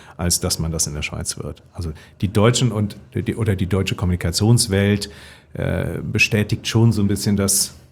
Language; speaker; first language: German; native; German